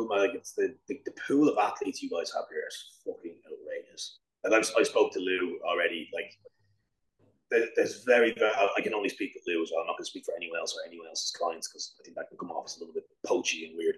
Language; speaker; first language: English; native; English